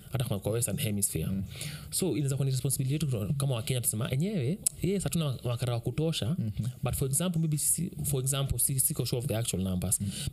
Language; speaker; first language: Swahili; native; Swahili